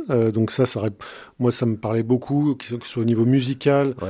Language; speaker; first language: French; native; French